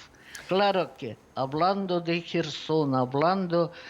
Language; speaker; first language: Spanish; non-native, fluent; Ukrainian